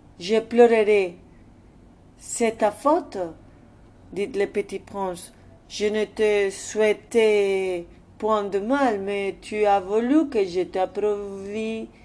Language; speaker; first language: French; non-native, fluent; Spanish